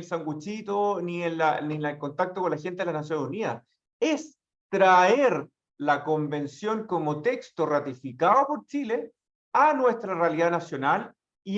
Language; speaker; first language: Spanish; native; Spanish